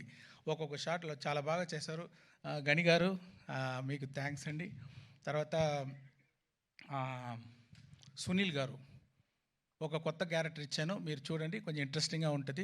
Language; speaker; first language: Telugu; non-native, fluent; Tamil